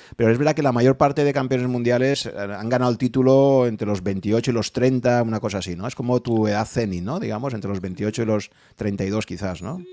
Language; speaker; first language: Spanish; native; Spanish